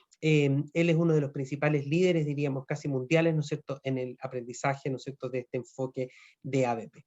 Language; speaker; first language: Spanish; native; Spanish